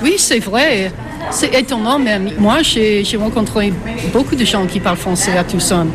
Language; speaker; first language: French; non-native, fluent; English